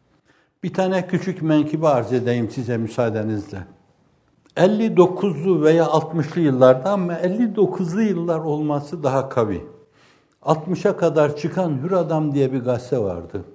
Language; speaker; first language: Turkish; native; Turkish